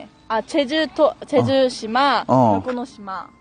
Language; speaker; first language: Korean; non-native, learner; Japanese